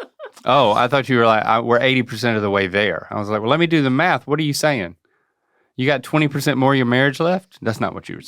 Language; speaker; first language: English; native; English